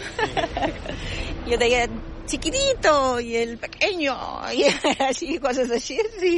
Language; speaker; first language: Catalan; non-native, fluent; German